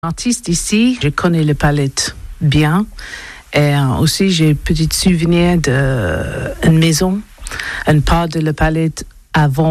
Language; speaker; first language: French; non-native, learner; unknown